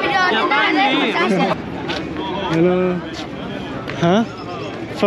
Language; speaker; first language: English; non-native, learner; Vietnamese